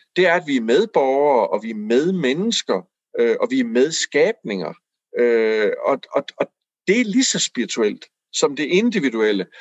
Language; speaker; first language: Danish; native; Danish